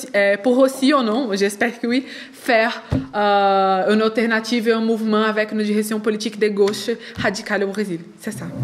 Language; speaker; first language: French; non-native, fluent; Portuguese